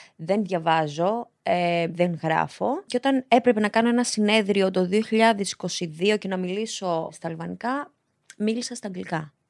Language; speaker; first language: Greek; early bilingual, other home language; Albanian